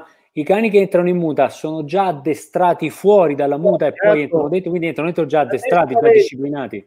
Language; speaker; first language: Italian; native; Italian